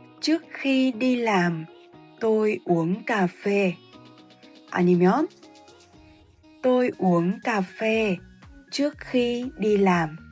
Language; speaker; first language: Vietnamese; non-native, fluent; Korean